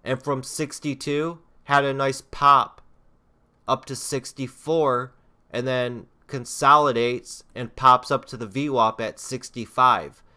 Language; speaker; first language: English; native; English